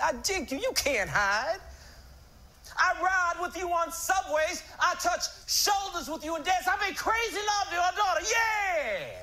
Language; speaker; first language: English; native; English